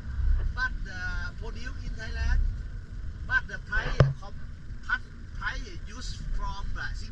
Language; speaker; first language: English; non-native, learner; Thai